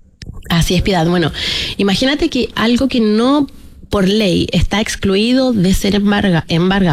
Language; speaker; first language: Spanish; native; Spanish